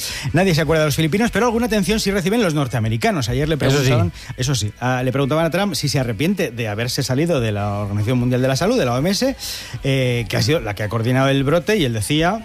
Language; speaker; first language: Spanish; native; Spanish